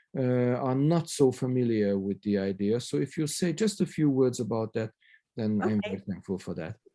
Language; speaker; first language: English; non-native, fluent; Hungarian